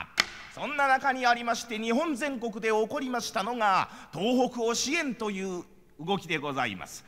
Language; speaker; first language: Japanese; native; Japanese